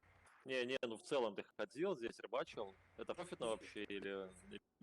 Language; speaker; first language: Russian; native; Russian